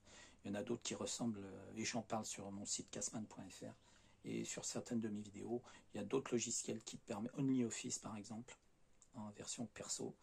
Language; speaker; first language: French; native; French